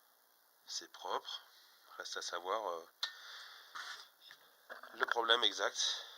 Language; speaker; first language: French; native; French